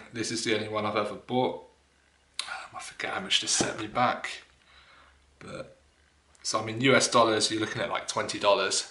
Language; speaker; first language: English; native; English